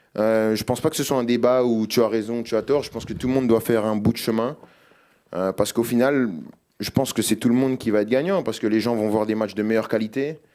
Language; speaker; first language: French; native; French